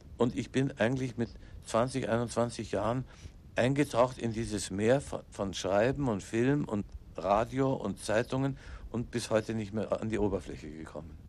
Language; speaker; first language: German; non-native, local second language; English